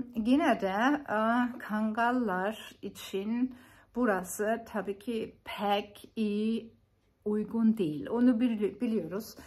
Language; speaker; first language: Turkish; non-native, fluent; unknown